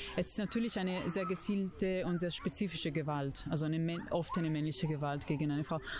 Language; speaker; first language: German; non-native, fluent; Italian